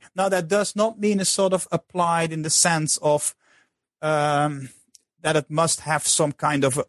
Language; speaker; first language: English; non-native, fluent; Dutch